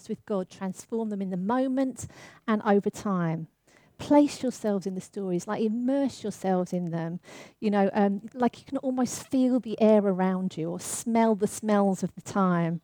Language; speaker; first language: English; native; English